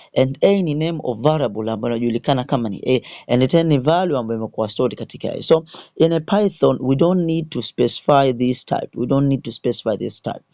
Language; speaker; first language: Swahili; native; Swahili